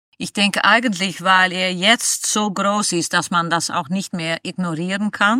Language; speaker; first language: German; non-native, fluent; Dutch